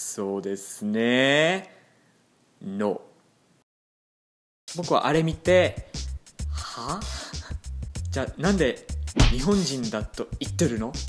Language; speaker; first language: Japanese; non-native, fluent; English